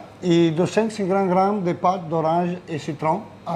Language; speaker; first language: French; non-native, learner; Italian